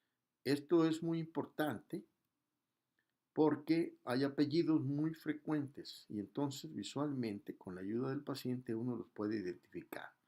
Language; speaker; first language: Spanish; native; Spanish